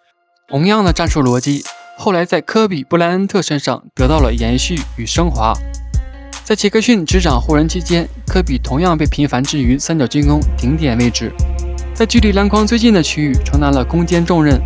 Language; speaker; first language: Chinese; native; Chinese